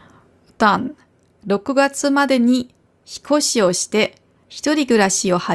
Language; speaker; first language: Japanese; non-native, fluent; German